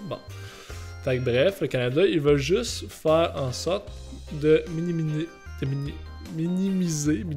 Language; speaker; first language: French; native; French